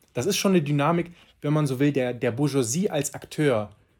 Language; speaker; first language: German; native; German